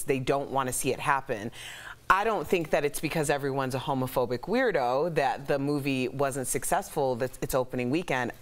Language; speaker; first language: English; native; English